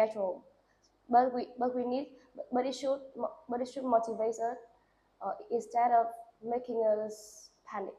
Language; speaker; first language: English; non-native, learner; Vietnamese